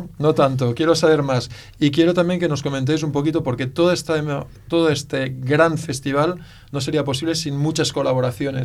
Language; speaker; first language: Spanish; native; Spanish